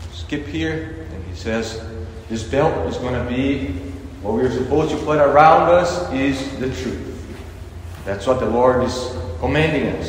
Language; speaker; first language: English; non-native, fluent; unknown